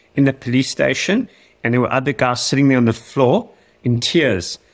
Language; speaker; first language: English; native; English